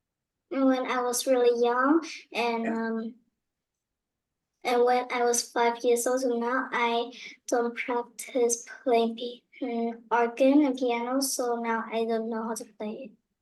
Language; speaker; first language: English; non-native, learner; Vietnamese